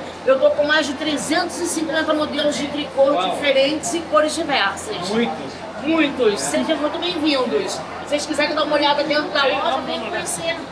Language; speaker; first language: Portuguese; native; Portuguese